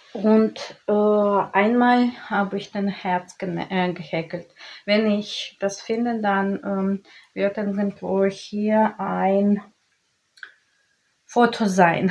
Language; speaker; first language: German; non-native, learner; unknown